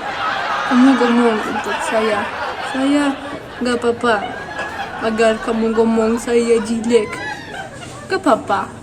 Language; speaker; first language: Indonesian; non-native, learner; Russian